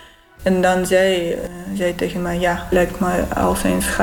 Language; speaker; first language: Dutch; non-native, learner; Russian